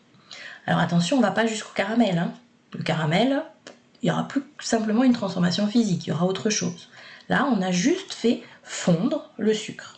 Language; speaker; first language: French; native; French